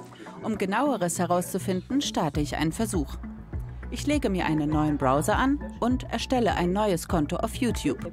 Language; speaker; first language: German; native; German